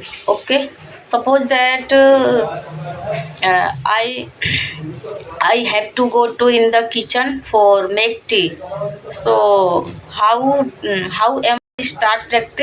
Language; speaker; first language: English; non-native, learner; Hindi